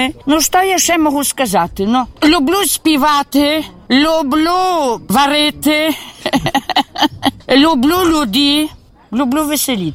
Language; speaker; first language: Polish; non-native, local second language; Ukrainian